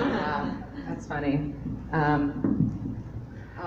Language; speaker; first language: English; native; English